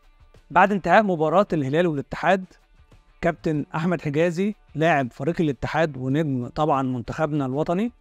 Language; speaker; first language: Arabic; native; Arabic